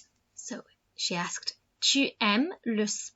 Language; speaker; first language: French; non-native, fluent; English